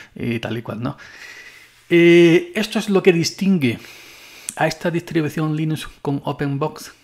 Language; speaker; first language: Spanish; native; Spanish